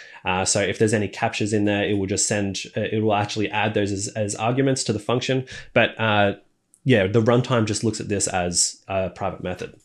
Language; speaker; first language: English; native; English